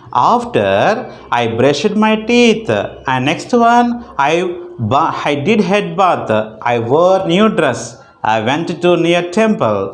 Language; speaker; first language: English; non-native, local second language; Telugu